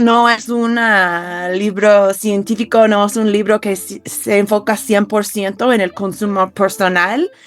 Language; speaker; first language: Spanish; non-native, fluent; English